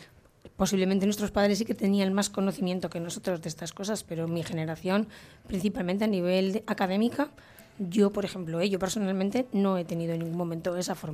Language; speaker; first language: Spanish; native; Spanish